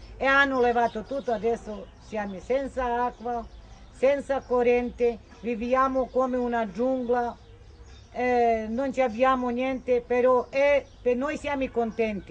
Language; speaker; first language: Italian; non-native, fluent; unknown